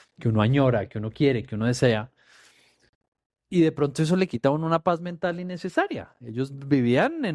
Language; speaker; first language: Spanish; native; Spanish